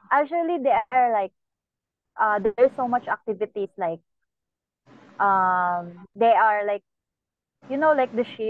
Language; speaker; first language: English; non-native, local second language; Cebuano